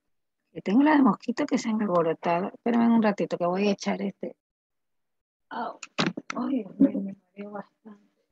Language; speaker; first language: Spanish; native; Spanish